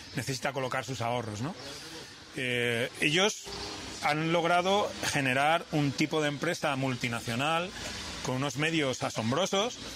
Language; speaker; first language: Spanish; native; Spanish